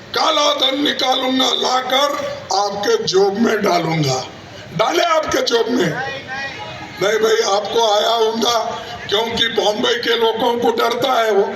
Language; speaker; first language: Hindi; non-native, local second language; Kannada